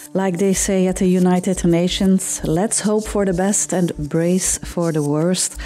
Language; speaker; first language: English; non-native, fluent; Dutch